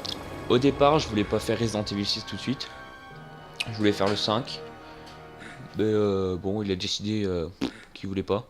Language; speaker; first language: French; native; French